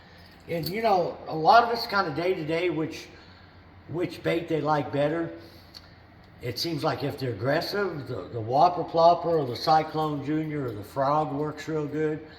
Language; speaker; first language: English; native; English